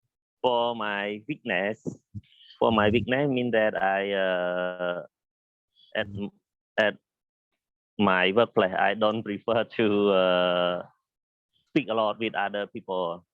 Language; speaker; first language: English; non-native, learner; Khmer